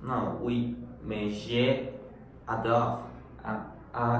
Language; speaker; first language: French; non-native, learner; Spanish